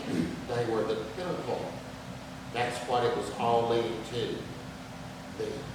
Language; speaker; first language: English; native; English